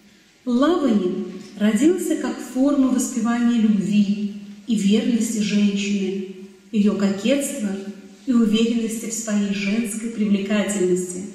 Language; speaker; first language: Russian; native; Russian